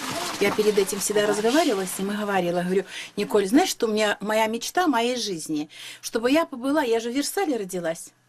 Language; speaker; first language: Russian; early bilingual, other home language; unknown